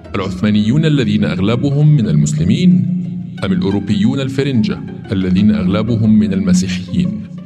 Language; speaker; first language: Arabic; native; Arabic